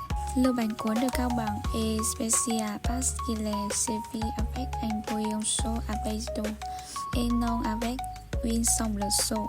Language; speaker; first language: French; non-native, learner; Vietnamese